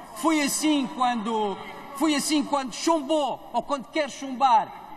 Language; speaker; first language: Portuguese; native; Portuguese